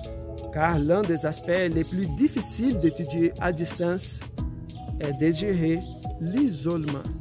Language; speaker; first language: French; non-native, fluent; Portuguese